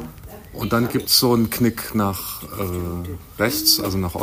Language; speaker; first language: German; native; German